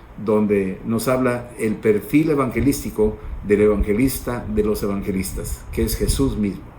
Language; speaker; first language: Spanish; native; Spanish